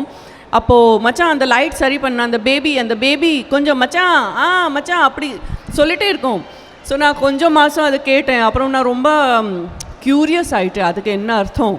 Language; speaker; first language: Tamil; non-native, local second language; Gujarati